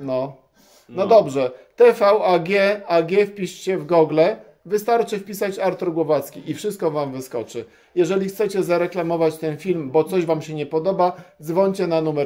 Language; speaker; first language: Polish; native; Polish